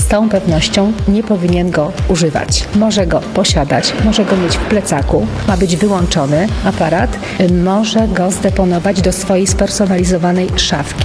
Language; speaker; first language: Polish; native; Polish